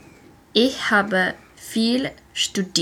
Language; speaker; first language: German; non-native, learner; English